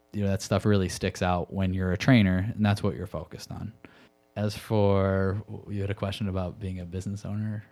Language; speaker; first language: English; native; English